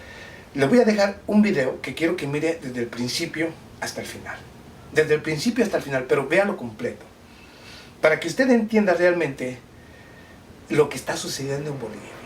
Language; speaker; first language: Spanish; native; Spanish